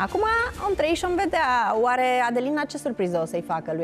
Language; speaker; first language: Romanian; native; Romanian